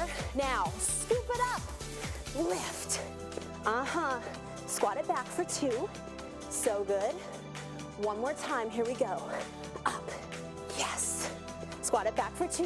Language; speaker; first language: English; native; English